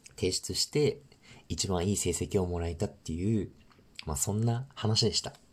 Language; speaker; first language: Japanese; native; Japanese